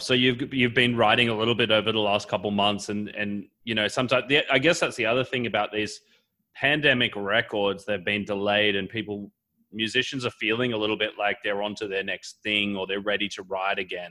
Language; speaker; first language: English; native; English